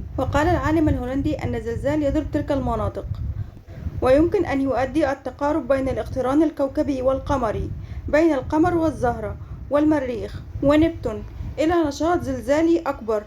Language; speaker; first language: Arabic; native; Arabic